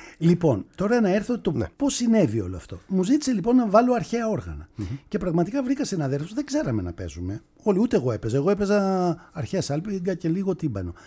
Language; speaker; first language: Greek; native; Greek